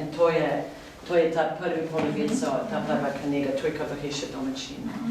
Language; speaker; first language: Slovenian; non-native, fluent; English